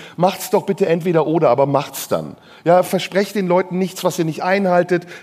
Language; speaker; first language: German; non-native, fluent; Turkish